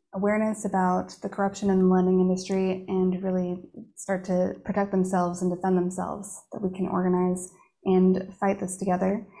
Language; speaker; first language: English; native; English